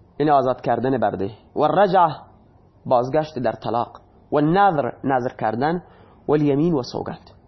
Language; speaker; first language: Persian; non-native, local second language; Baluchi